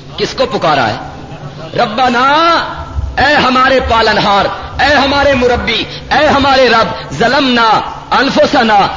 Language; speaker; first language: Urdu; non-native, local second language; Punjabi